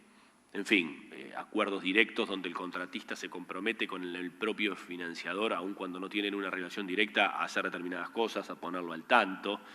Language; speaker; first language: Spanish; native; Spanish